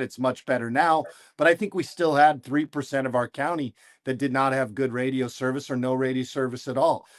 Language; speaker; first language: English; native; English